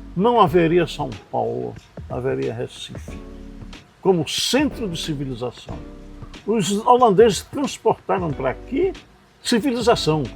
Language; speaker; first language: Portuguese; native; Portuguese